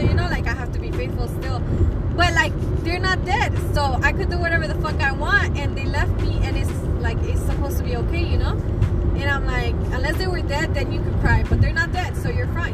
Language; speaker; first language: English; early bilingual, other home language; Spanish